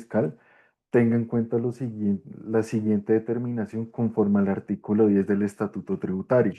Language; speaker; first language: Spanish; native; Spanish